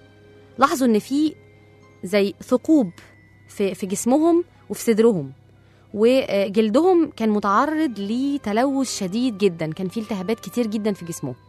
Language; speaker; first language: Arabic; native; Arabic